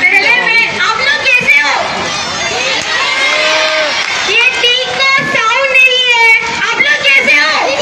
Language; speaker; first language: Hindi; non-native, local second language; Malayalam